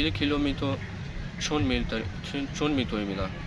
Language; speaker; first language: Korean; non-native, learner; Punjabi